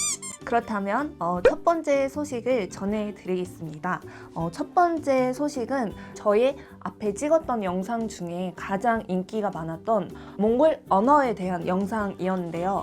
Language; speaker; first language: Korean; non-native, fluent; Mongolian